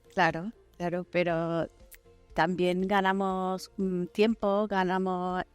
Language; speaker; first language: Spanish; non-native, fluent; English